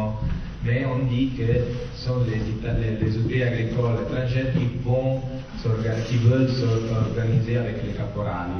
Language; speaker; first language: French; non-native, fluent; Italian